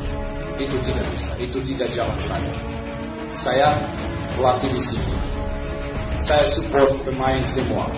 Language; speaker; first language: Indonesian; non-native, learner; Serbian